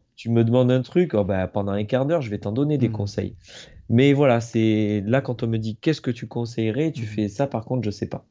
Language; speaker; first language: French; native; French